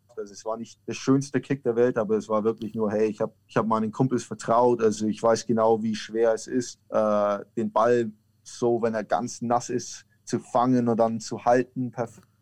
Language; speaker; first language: German; native; German